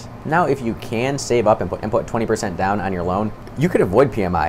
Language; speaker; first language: English; native; English